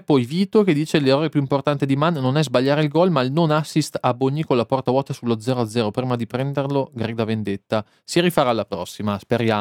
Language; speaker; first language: Italian; native; Italian